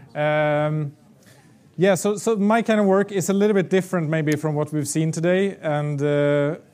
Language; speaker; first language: English; non-native, fluent; Swedish